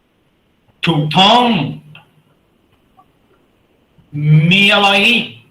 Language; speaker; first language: Thai; non-native, learner; English